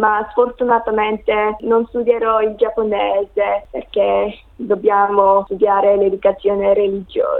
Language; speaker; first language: Italian; non-native, learner; English